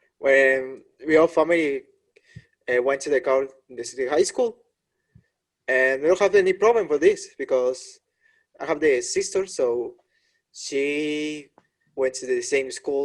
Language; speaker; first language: English; non-native, learner; Spanish